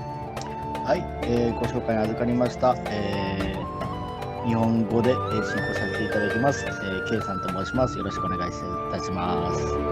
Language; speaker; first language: Japanese; native; Japanese